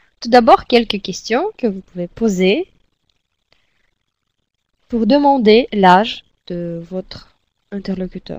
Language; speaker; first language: French; non-native, fluent; Russian